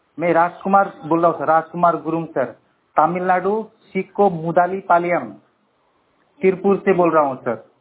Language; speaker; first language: Hindi; non-native, local second language; Nepali